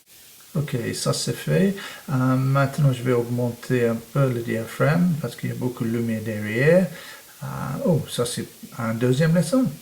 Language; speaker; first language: French; non-native, fluent; English